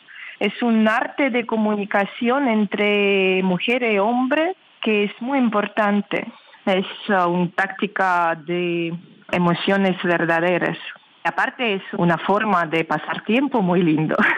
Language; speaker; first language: Spanish; non-native, learner; Russian